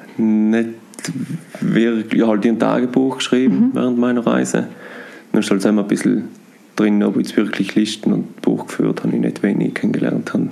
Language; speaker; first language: German; native; German